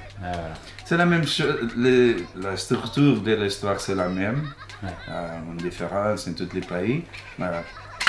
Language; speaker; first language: French; non-native, learner; Portuguese